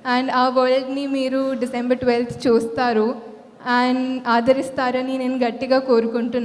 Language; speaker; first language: Telugu; non-native, local second language; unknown